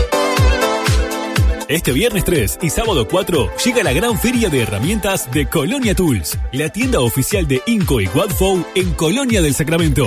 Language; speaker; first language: Spanish; native; Spanish